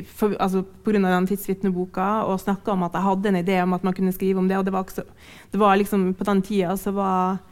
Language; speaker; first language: Norwegian; native; Norwegian